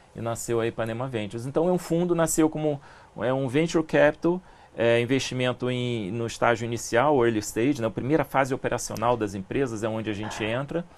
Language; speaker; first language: Portuguese; native; Portuguese